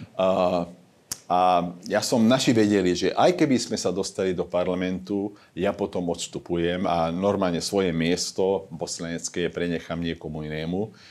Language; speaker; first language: Slovak; non-native, local second language; Hungarian